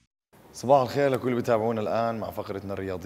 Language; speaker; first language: Arabic; native; Arabic